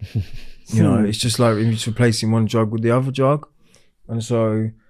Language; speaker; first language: English; native; English